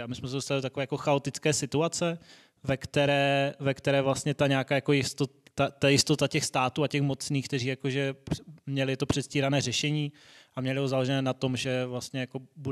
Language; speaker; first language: Czech; native; Czech